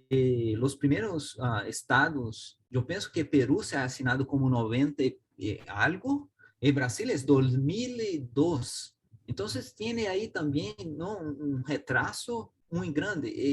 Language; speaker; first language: Spanish; non-native, learner; Portuguese